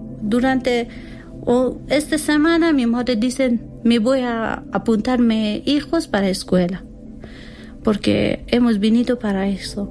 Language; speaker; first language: Spanish; non-native, learner; Persian